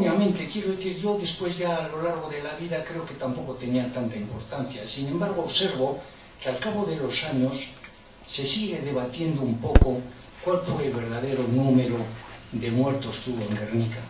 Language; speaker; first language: Spanish; native; Spanish